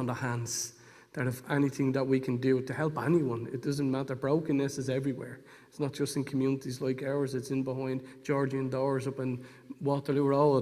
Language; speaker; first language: English; native; English